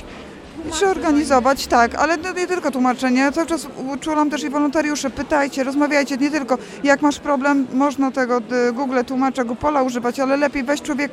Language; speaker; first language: Polish; native; Polish